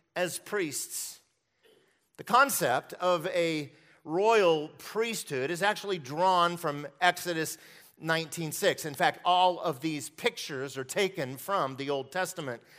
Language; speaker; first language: English; early bilingual, other home language; Hungarian